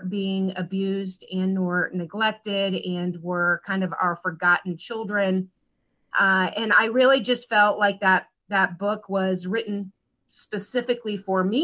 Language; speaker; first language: English; native; English